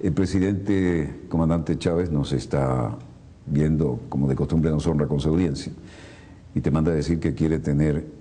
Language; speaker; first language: Spanish; native; Spanish